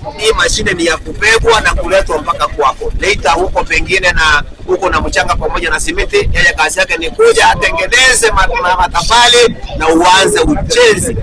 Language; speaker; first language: Swahili; non-native, local second language; Gusii